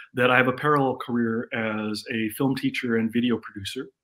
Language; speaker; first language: English; native; English